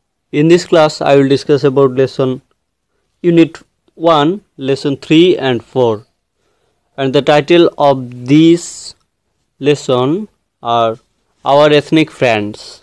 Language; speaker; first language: English; non-native, local second language; Bangla